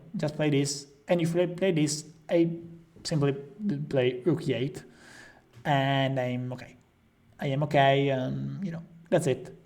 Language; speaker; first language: English; non-native, fluent; Italian